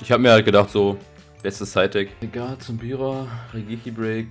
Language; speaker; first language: German; native; German